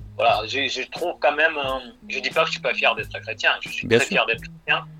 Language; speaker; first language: French; non-native, local second language; Lingala